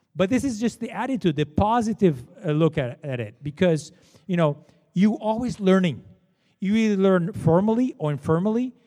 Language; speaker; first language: English; non-native, fluent; Portuguese